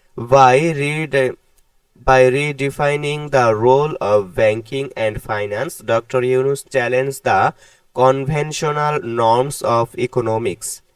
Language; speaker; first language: English; non-native, local second language; Bangla